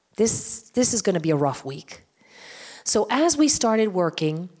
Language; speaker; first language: English; native; English